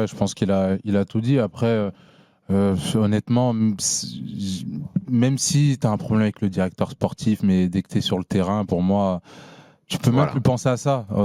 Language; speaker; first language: French; native; French